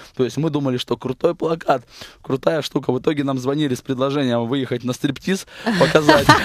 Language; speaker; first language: Russian; native; Russian